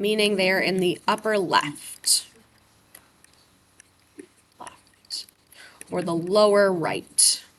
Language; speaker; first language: English; native; English